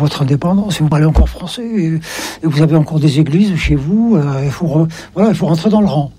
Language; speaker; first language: French; non-native, local second language; Arabic